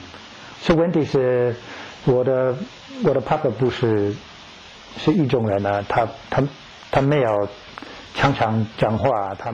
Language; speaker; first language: Chinese; non-native, learner; English